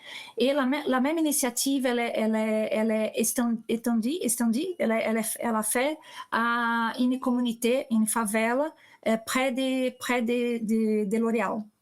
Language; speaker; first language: French; non-native, learner; Portuguese